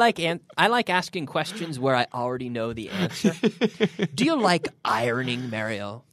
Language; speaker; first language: English; native; English